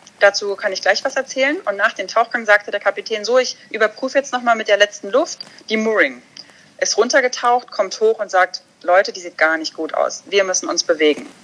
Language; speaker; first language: German; early bilingual, other home language; Russian